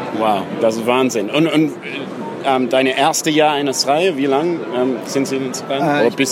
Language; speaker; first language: German; non-native, learner; English